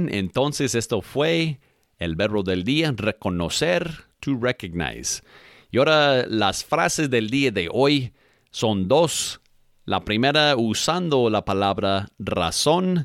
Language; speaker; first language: Spanish; non-native, fluent; English